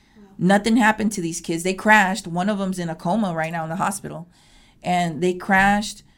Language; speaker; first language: English; native; English